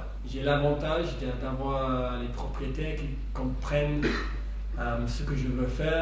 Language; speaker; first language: French; non-native, fluent; English